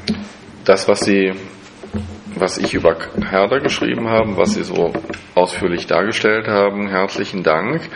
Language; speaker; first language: German; non-native, fluent; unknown